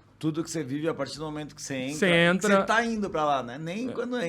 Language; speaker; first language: Portuguese; native; Portuguese